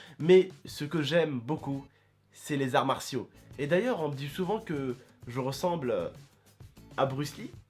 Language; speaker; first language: French; early bilingual, other home language; Arabic